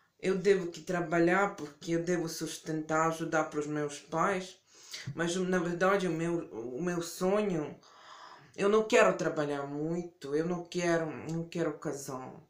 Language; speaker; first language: Portuguese; early bilingual, heritage; Portuguese